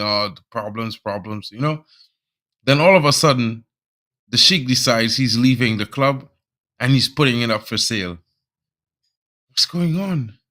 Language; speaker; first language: English; native; English